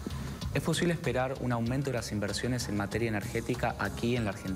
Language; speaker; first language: Spanish; native; Spanish